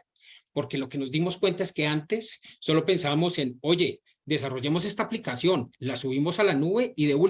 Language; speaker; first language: Spanish; native; Spanish